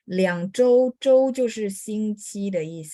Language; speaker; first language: Chinese; non-native, fluent; Indonesian